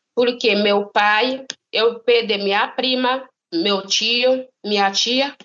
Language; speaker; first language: Portuguese; non-native, learner; Haitian Creole